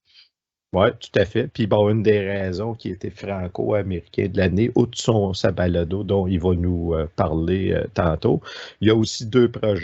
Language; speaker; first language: French; native; French